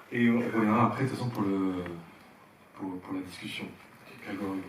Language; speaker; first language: French; native; French